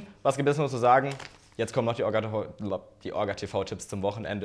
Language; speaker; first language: German; native; German